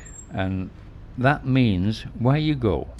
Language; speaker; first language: English; native; English